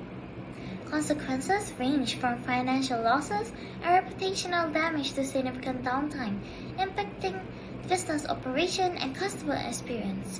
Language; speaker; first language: English; non-native, local second language; Malay